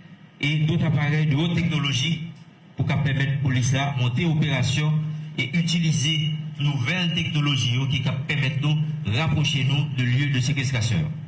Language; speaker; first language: French; non-native, local second language; Haitian Creole